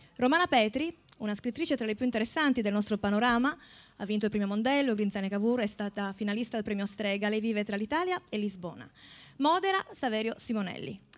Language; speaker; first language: Italian; native; Italian